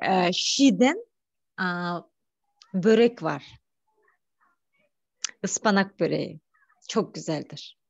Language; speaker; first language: Turkish; non-native, fluent; Kyrgyz